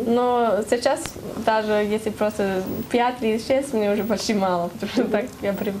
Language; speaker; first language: Russian; non-native, learner; German